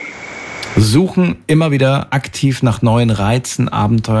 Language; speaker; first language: German; native; German